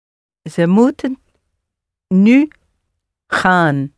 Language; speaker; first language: Dutch; non-native, learner; English